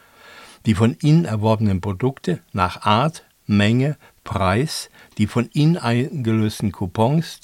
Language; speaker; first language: German; native; German